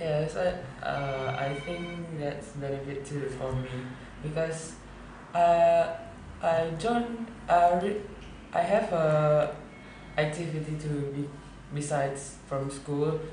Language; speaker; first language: English; non-native, learner; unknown